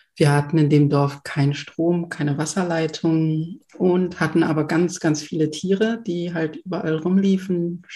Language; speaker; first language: German; early bilingual, other home language; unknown